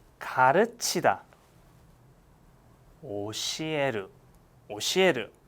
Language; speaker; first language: Korean; native; Korean